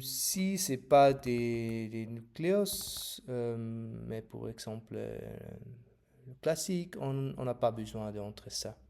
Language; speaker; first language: French; non-native, fluent; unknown